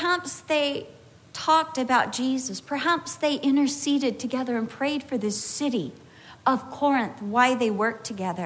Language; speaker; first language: English; native; English